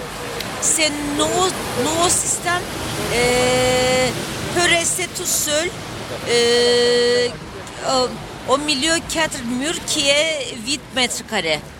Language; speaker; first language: French; non-native, learner; Turkish